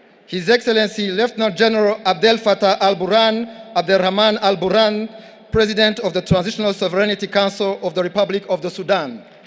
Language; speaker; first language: English; non-native, local second language; Kinyarwanda